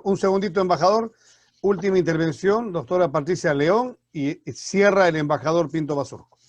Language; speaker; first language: Spanish; native; Spanish